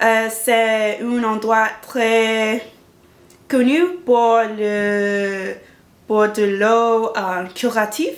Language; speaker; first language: French; non-native, learner; English